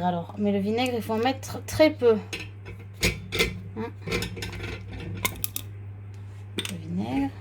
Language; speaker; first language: French; native; French